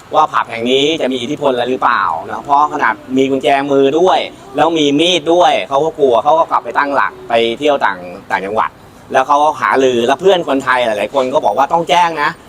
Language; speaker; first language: Thai; native; Thai